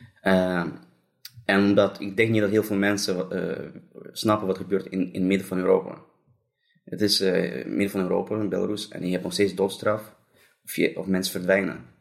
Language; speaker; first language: Dutch; non-native, fluent; Russian